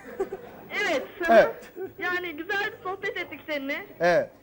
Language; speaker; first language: Turkish; native; Turkish